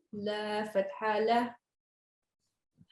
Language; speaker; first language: Arabic; non-native, learner; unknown